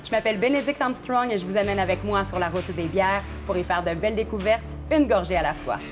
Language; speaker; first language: French; native; French